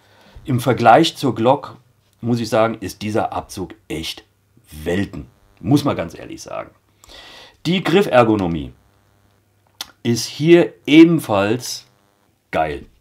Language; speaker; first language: German; native; German